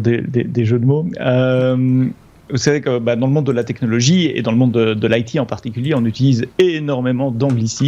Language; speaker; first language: French; native; French